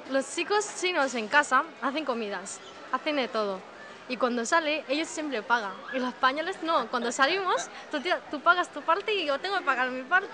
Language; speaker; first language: Spanish; non-native, fluent; Chinese